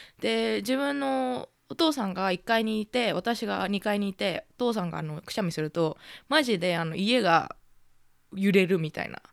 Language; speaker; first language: Japanese; native; Japanese